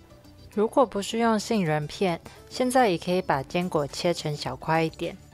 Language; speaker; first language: Chinese; native; Chinese